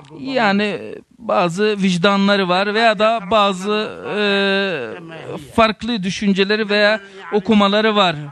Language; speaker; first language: Turkish; non-native, fluent; Arabic